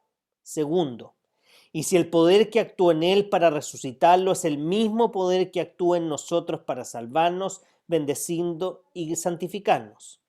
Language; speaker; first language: Spanish; native; Spanish